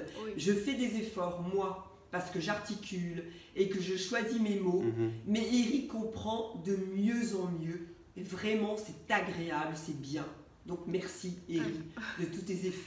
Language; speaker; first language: French; native; French